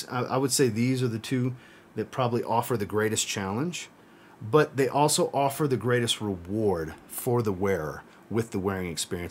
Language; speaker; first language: English; native; English